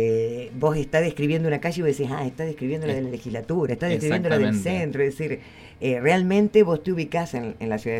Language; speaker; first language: Spanish; native; Spanish